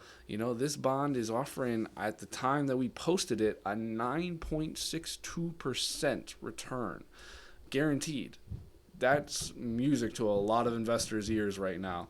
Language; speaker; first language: English; native; English